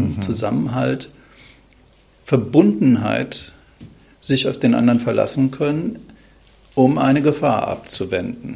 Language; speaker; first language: German; native; German